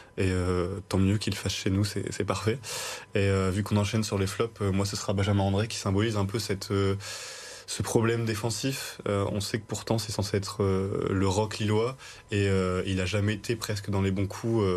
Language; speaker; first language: French; native; French